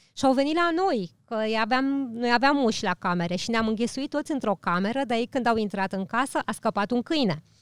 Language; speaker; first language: Romanian; early bilingual, heritage; Romanian